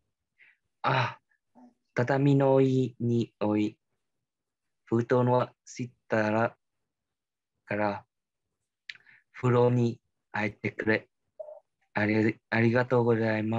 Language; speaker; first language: Japanese; non-native, learner; Vietnamese